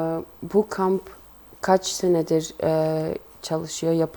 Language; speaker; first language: Turkish; non-native, local second language; Kyrgyz